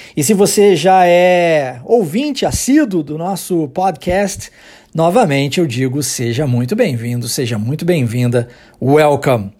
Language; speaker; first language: Portuguese; early bilingual, heritage; English